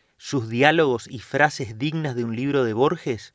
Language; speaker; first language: Spanish; native; Spanish